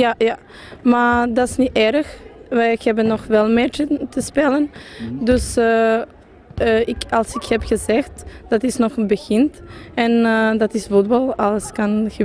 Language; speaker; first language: Dutch; non-native, fluent; Serbian